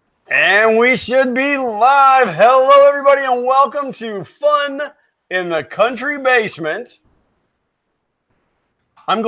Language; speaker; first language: English; native; English